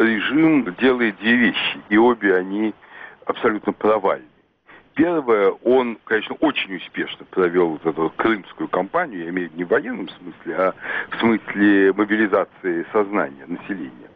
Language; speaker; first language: Russian; native; Russian